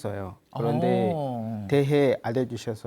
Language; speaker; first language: Korean; non-native, learner; Swahili